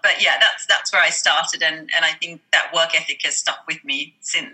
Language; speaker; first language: English; native; English